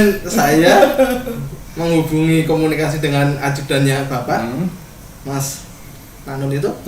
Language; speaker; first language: Indonesian; native; Indonesian